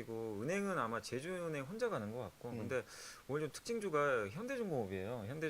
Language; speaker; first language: Korean; native; Korean